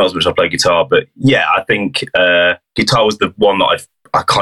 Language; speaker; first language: English; native; English